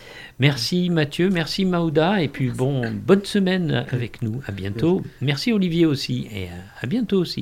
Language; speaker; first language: French; native; French